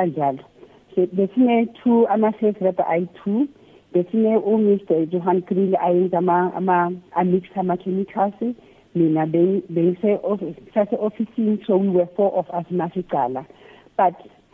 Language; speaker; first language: English; non-native, local second language; Tswana